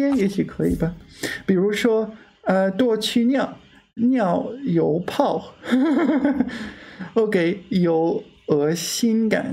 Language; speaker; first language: Chinese; non-native, learner; English